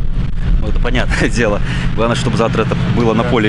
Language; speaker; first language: Russian; native; Russian